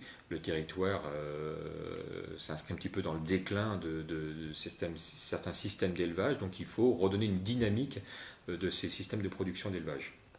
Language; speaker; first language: French; native; French